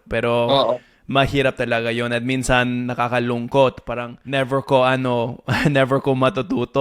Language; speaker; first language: Filipino; non-native, fluent; English